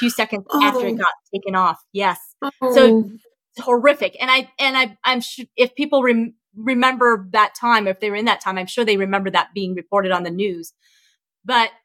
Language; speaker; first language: English; early bilingual, other home language; Vietnamese